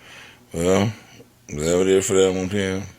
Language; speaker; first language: English; native; English